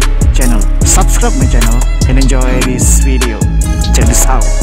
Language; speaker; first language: English; non-native, learner; Indonesian